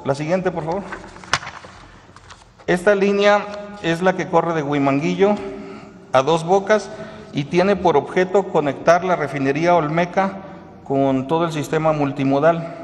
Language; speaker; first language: Spanish; native; Spanish